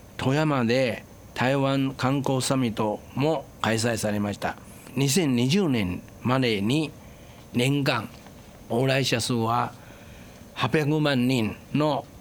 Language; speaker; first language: Japanese; non-native, fluent; Chinese